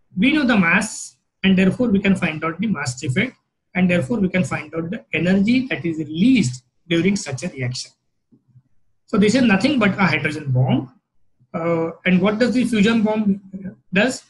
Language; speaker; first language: English; non-native, local second language; Marathi